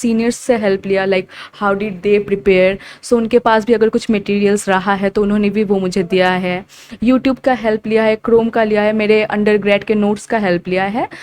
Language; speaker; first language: Hindi; non-native, local second language; Assamese